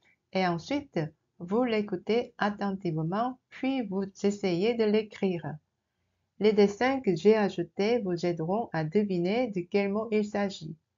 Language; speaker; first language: French; non-native, fluent; Korean